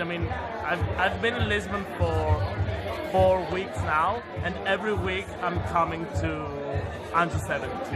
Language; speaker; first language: English; non-native, fluent; Greek